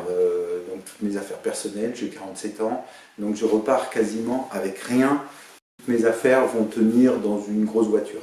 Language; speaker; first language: French; native; French